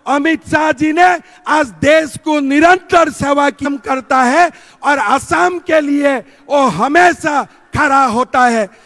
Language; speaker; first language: Hindi; non-native, local second language; Assamese